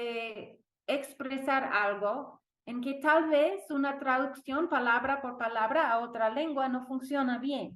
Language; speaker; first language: Spanish; non-native, fluent; English